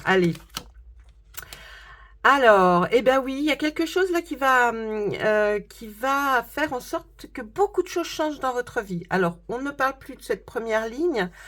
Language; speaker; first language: French; native; French